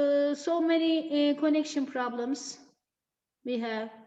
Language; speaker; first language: English; non-native, fluent; Turkish